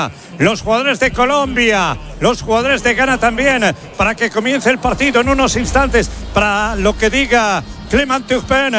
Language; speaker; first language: Spanish; native; Spanish